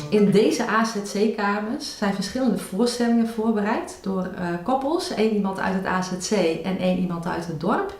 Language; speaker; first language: Dutch; native; Dutch